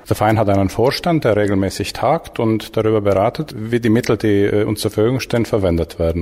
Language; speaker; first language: German; native; German